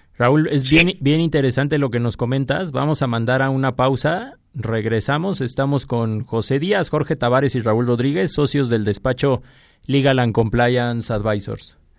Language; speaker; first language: Spanish; native; Spanish